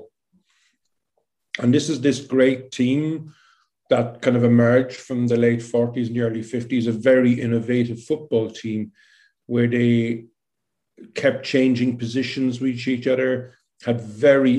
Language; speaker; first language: English; native; English